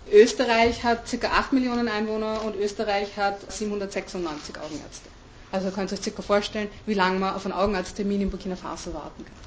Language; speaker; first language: German; native; German